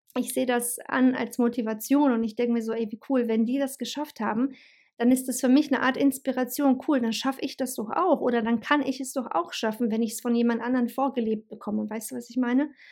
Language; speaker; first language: German; early bilingual, other home language; Bosnian